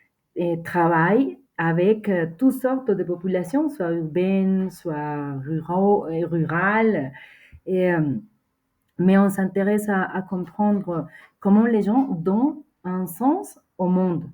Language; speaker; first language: French; non-native, fluent; Spanish